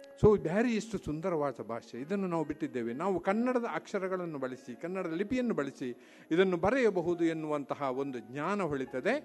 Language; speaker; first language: Kannada; non-native, local second language; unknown